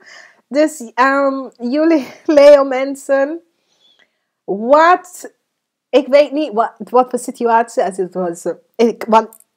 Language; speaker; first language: Dutch; non-native, fluent; English